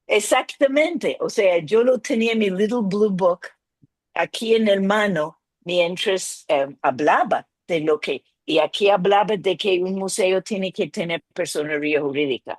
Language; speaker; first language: Spanish; non-native, fluent; English